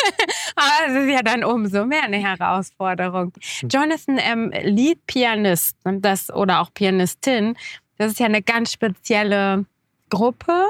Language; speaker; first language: German; native; German